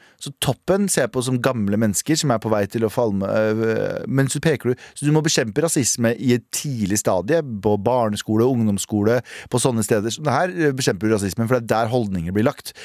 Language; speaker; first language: Norwegian; early bilingual, other home language; Kurdish